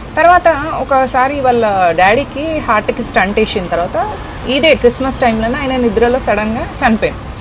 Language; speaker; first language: Telugu; native; Telugu